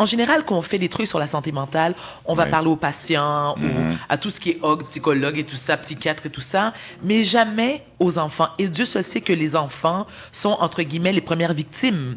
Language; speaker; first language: French; native; French